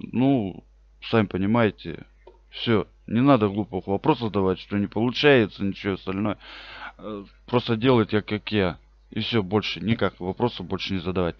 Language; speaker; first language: Russian; native; Russian